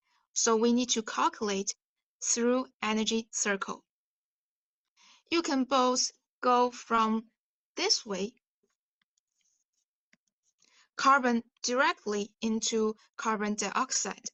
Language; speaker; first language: English; non-native, fluent; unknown